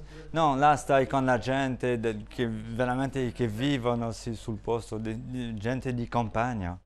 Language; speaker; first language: Italian; non-native, fluent; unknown